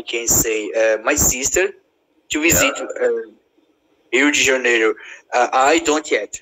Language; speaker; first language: English; non-native, learner; Portuguese